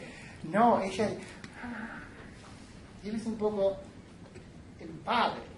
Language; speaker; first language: Spanish; native; Spanish